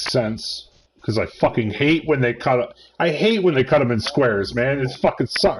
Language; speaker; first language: English; native; English